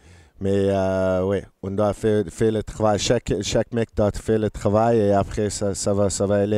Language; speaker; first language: French; non-native, fluent; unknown